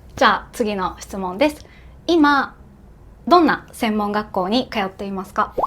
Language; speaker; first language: Japanese; native; Japanese